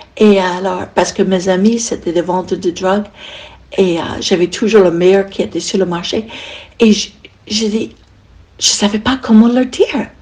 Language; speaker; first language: French; non-native, fluent; English